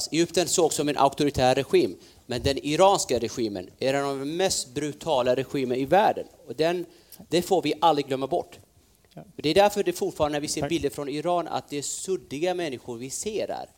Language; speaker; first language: Swedish; non-native, fluent; Kurdish